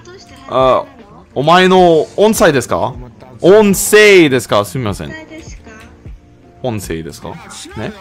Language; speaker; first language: Japanese; non-native, learner; English